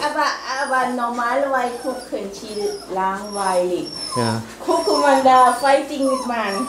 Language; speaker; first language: German; non-native, learner; Thai